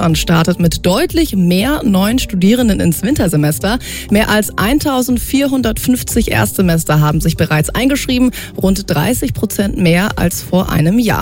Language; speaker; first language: German; native; German